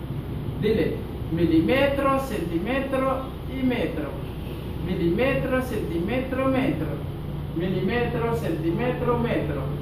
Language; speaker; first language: Spanish; non-native, fluent; Haitian Creole